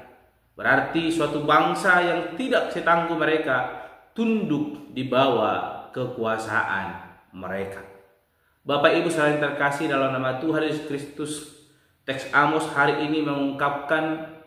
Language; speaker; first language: Indonesian; native; Indonesian